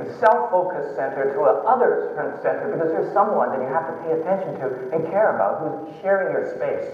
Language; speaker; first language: English; early bilingual, other home language; Chinese